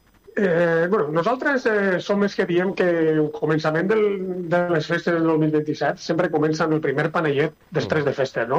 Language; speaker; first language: Catalan; native; Catalan